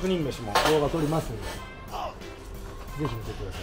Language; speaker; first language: Japanese; native; Japanese